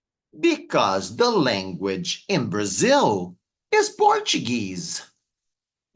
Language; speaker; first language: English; non-native, fluent; Portuguese